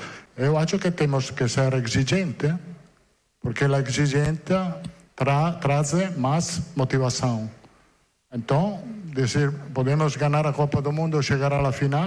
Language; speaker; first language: Portuguese; non-native, fluent; Italian